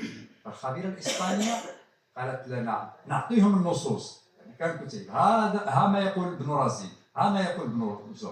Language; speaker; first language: Arabic; native; Arabic